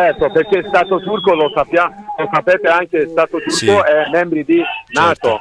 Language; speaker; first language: Italian; non-native, learner; Kurdish